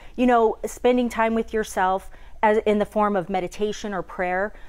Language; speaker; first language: English; native; English